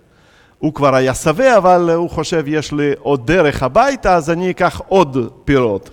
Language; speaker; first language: Hebrew; non-native, fluent; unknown